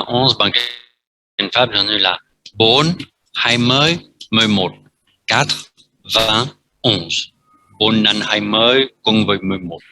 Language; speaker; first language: Vietnamese; non-native, fluent; French